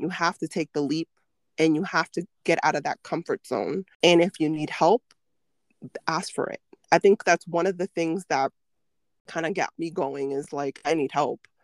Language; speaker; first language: English; early bilingual, other home language; Spanish